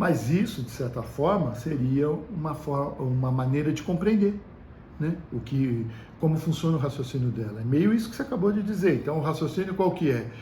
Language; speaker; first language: Portuguese; native; Portuguese